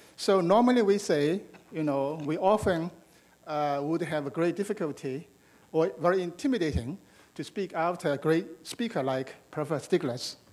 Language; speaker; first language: English; non-native, fluent; Chinese